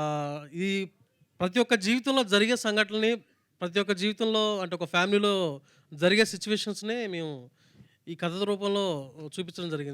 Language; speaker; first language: Telugu; native; Telugu